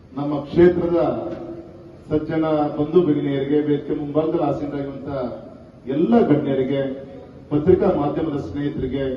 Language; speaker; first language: Kannada; native; Kannada